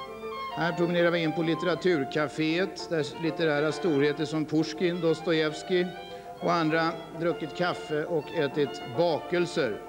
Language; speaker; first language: Swedish; native; Swedish